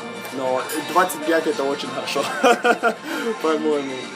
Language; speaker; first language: Russian; non-native, fluent; English